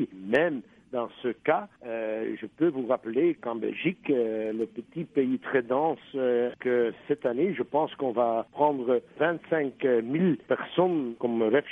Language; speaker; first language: French; non-native, local second language; Dutch